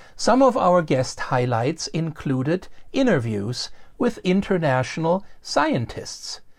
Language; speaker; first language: English; non-native, fluent; German